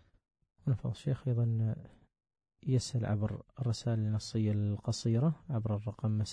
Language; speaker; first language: Arabic; native; Arabic